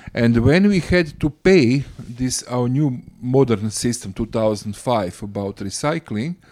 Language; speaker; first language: English; non-native, fluent; Croatian